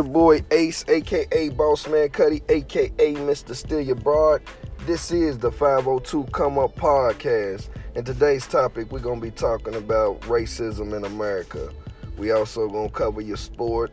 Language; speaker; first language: English; native; English